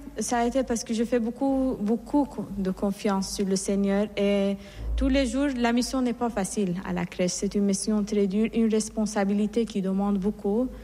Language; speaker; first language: French; non-native, fluent; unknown